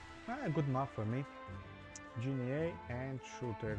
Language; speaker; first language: English; non-native, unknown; Romanian